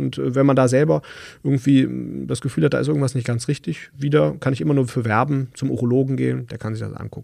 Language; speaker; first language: German; native; German